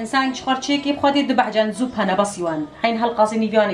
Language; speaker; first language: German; non-native, learner; Central Kurdish